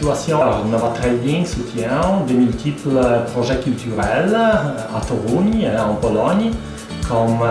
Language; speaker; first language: French; non-native, fluent; Polish